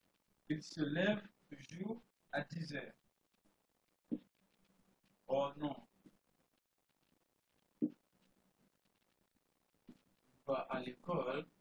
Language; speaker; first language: French; non-native, fluent; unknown